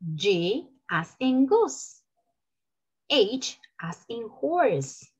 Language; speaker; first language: English; non-native, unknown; Spanish